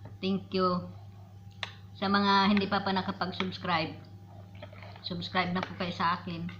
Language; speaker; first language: Filipino; non-native, local second language; Cebuano